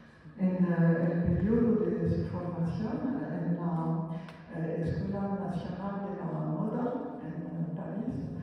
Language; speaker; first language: Spanish; non-native, fluent; French